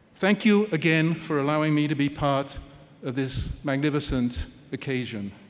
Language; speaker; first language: English; native; English